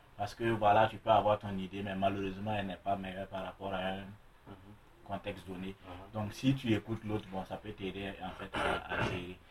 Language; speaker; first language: French; non-native, local second language; Mossi